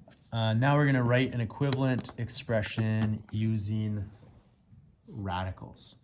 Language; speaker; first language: English; native; English